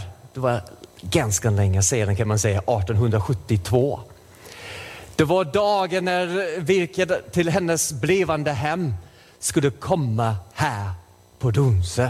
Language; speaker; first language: Swedish; non-native, fluent; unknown